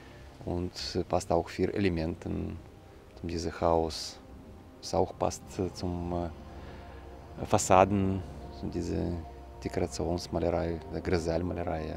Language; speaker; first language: German; non-native, fluent; Russian